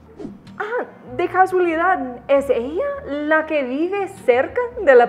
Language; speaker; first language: Spanish; non-native, learner; English